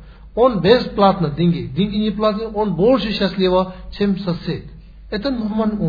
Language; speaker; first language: Russian; non-native, learner; Tibetan